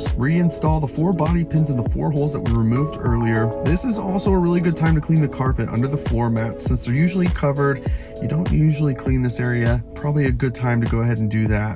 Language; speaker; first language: English; native; English